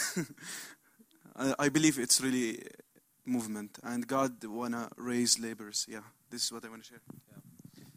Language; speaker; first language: English; non-native, learner; Arabic